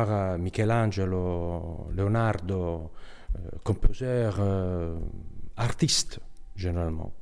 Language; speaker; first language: French; non-native, learner; Italian